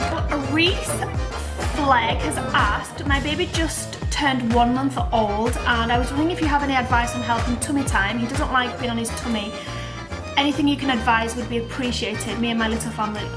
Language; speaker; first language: English; native; English